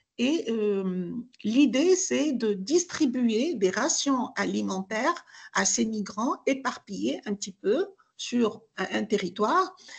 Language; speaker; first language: French; non-native, local second language; Arabic